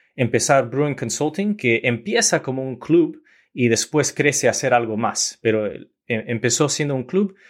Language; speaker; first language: Spanish; early bilingual, heritage; Spanish